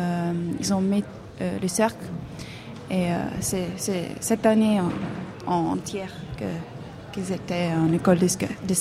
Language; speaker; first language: French; non-native, fluent; Hebrew